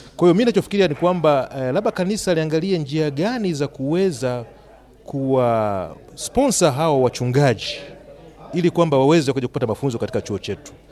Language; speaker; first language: Swahili; native; Swahili